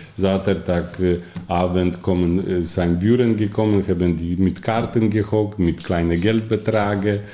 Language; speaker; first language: Dutch; non-native, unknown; Polish